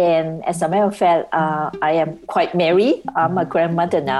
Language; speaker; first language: English; non-native, local second language; Cantonese